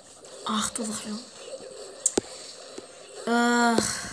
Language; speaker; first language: Greek; early bilingual, heritage; Greek